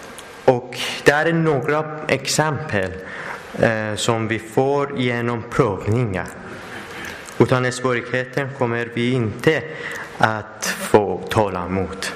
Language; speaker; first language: Swedish; non-native, learner; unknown